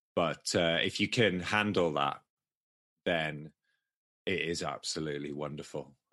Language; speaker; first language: English; native; English